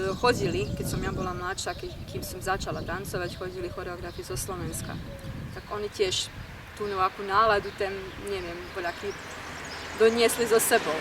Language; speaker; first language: Slovak; early bilingual, heritage; Slovak